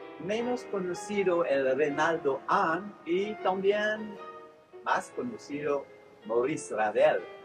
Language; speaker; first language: Spanish; non-native, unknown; French